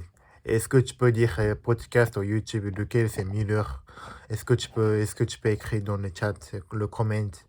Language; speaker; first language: French; non-native, learner; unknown